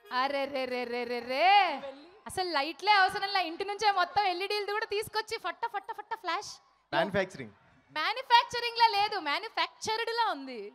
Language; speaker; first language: Telugu; native; Telugu